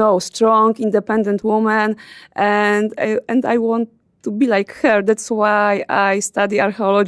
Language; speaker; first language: English; non-native, learner; Polish